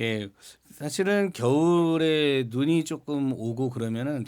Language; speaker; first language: Korean; native; Korean